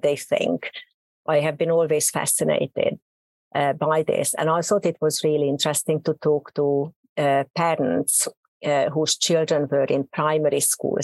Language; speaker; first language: English; non-native, fluent; Hungarian